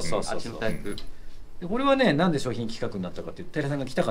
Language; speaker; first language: Japanese; native; Japanese